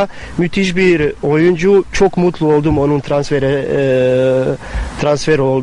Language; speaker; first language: Turkish; non-native, fluent; Bosnian